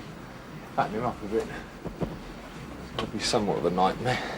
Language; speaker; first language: English; native; English